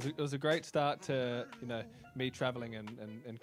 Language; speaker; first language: English; native; English